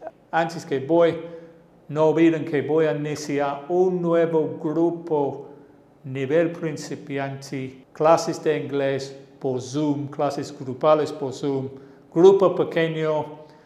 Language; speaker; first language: Spanish; non-native, fluent; English